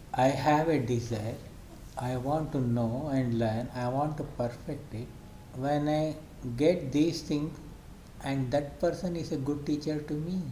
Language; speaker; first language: English; non-native, local second language; Kannada